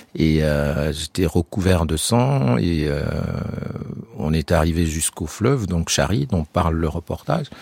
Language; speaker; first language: French; non-native, local second language; Arabic